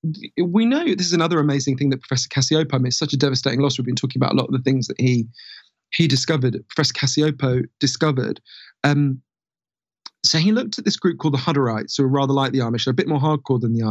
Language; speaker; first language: English; native; English